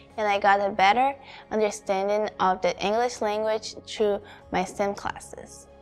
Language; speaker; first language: English; non-native, fluent; Portuguese